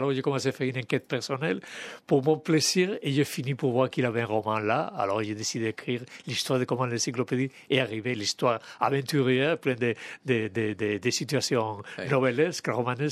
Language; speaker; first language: French; non-native, fluent; Spanish